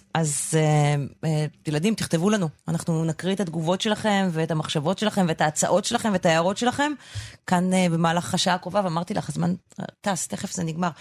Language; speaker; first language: Hebrew; native; Hebrew